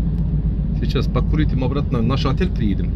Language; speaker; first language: Russian; non-native, learner; Turkish